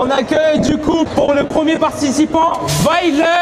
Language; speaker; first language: French; native; French